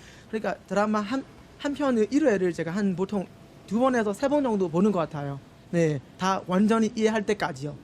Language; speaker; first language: Korean; non-native, fluent; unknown